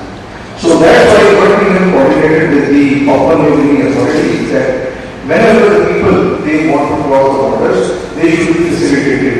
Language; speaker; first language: English; non-native, fluent; Indonesian